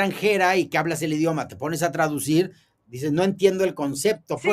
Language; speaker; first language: Spanish; native; Spanish